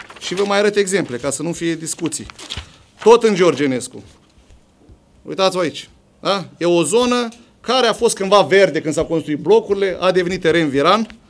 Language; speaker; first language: Romanian; native; Romanian